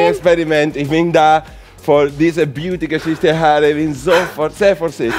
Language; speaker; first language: German; non-native, fluent; Spanish